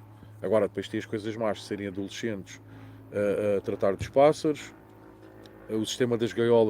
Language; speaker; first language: Portuguese; native; Portuguese